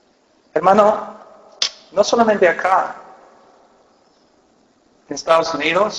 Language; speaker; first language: Spanish; non-native, fluent; English